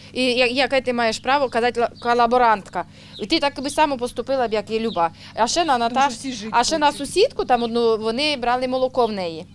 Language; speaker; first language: Ukrainian; native; Ukrainian